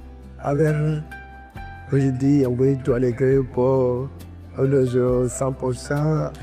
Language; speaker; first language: Portuguese; non-native, learner; Lingala